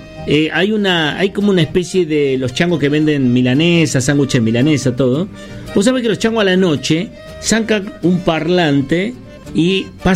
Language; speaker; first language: Spanish; native; Spanish